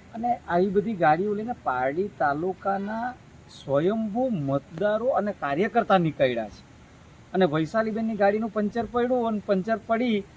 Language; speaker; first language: Gujarati; native; Gujarati